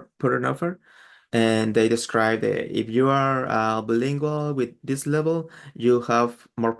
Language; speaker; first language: English; non-native, learner; Spanish